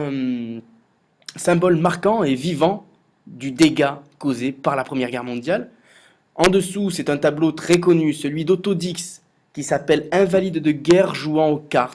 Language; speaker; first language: French; native; French